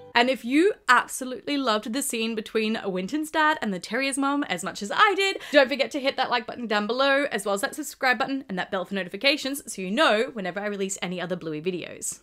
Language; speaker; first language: English; native; English